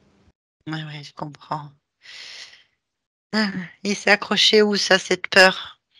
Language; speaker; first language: French; native; French